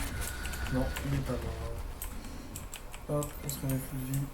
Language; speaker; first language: French; native; French